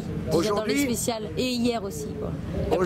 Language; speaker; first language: French; native; French